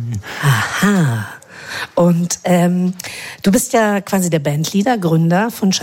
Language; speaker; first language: German; native; German